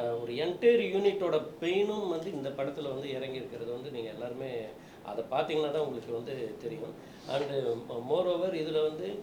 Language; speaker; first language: Tamil; native; Tamil